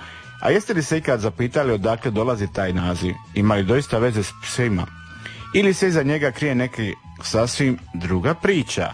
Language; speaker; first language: Serbian; native; Serbian